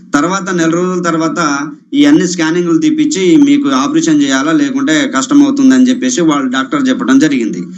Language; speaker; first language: Telugu; non-native, local second language; Lambadi